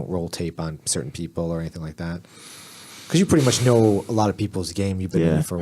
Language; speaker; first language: English; native; English